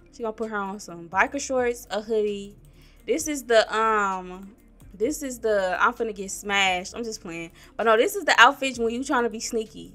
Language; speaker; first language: English; native; English